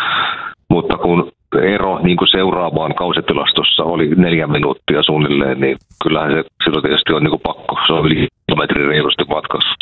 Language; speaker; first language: Finnish; native; Finnish